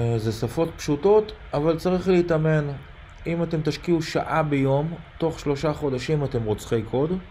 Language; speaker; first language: Hebrew; native; Hebrew